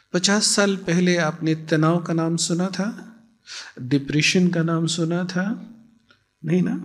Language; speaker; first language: Hindi; native; Hindi